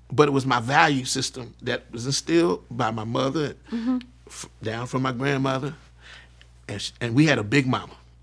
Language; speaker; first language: English; native; English